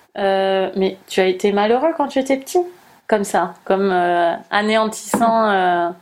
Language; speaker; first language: French; native; French